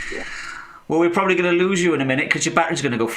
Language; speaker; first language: English; native; English